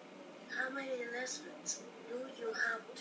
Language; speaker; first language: English; non-native, learner; Vietnamese